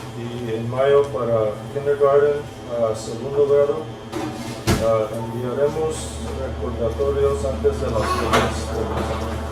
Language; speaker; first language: Spanish; early bilingual, heritage; Spanish